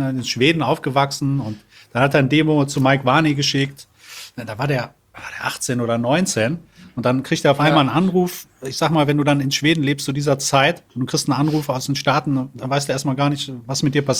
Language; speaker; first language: German; native; German